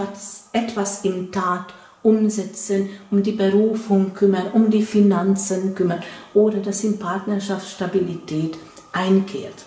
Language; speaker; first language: German; non-native, fluent; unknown